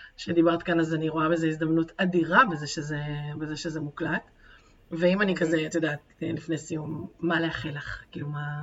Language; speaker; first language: Hebrew; native; Hebrew